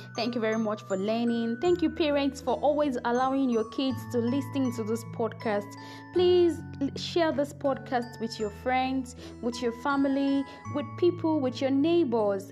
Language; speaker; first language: English; non-native, local second language; Yoruba